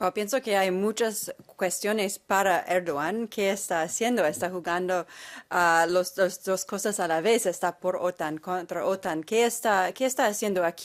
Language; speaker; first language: Spanish; non-native, fluent; English